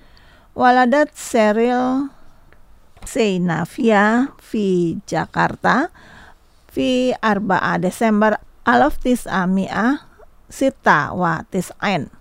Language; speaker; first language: Arabic; non-native, fluent; Indonesian